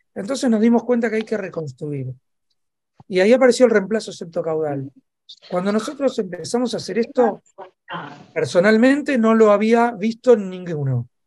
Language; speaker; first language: Spanish; native; Spanish